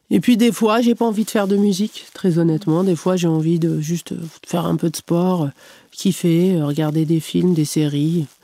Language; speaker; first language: French; non-native, local second language; Arabic